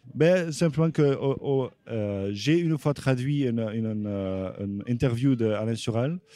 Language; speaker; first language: French; early bilingual, heritage; French